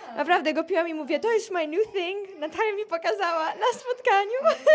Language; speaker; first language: Polish; early bilingual, heritage; Polish